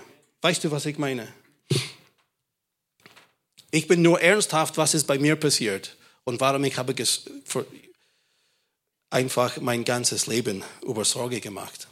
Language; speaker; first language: German; non-native, fluent; English